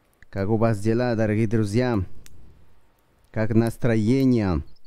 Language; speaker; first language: Russian; non-native, learner; Spanish